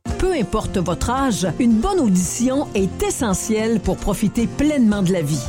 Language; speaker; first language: French; native; French